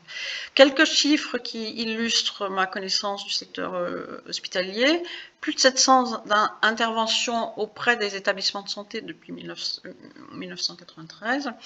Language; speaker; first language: French; native; French